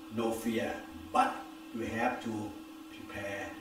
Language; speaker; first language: English; non-native, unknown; Thai